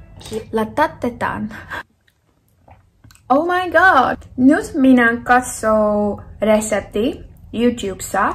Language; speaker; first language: Finnish; non-native, learner; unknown